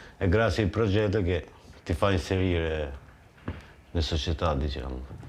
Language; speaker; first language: Italian; non-native, fluent; Albanian